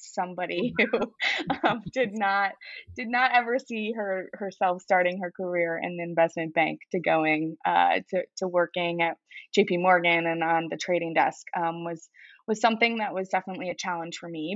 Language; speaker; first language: English; native; English